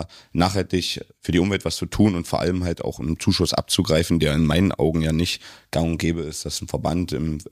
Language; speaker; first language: German; native; German